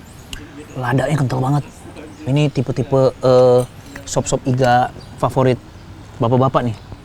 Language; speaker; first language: Indonesian; native; Indonesian